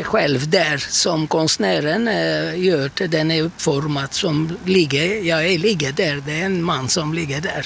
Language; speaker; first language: Swedish; non-native, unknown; Turkish